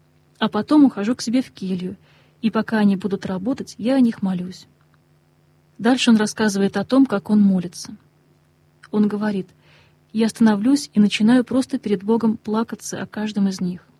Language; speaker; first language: Russian; native; Russian